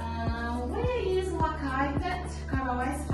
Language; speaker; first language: English; non-native, learner; Kazakh